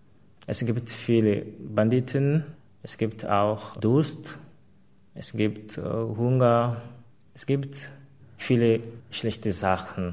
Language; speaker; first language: German; non-native, fluent; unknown